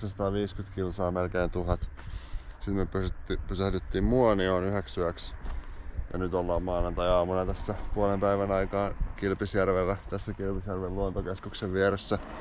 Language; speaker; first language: Finnish; native; Finnish